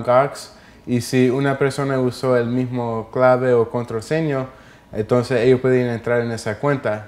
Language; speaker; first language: Spanish; early bilingual, heritage; English